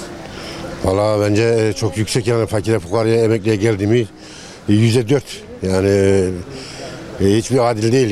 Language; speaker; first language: Turkish; native; Turkish